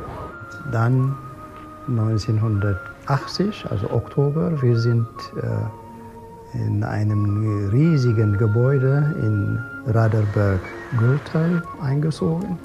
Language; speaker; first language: German; non-native, fluent; Amharic